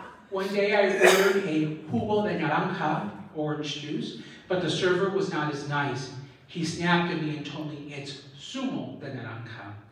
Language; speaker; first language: English; early bilingual, other home language; Spanish